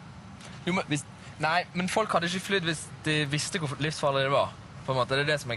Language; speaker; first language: Norwegian; native; Norwegian